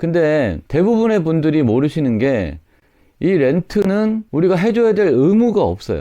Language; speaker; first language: Korean; native; Korean